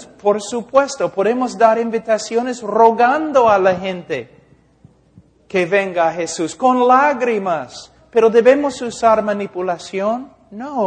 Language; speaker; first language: Spanish; non-native, fluent; English